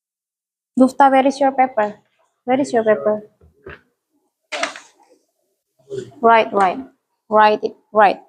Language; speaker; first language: English; non-native, learner; Indonesian